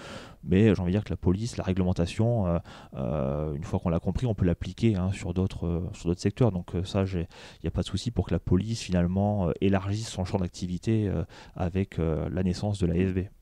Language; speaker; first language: French; native; French